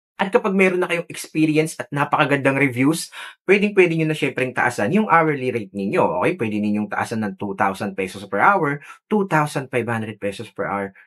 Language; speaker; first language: Filipino; native; Filipino